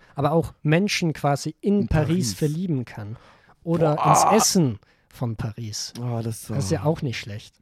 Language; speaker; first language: German; native; German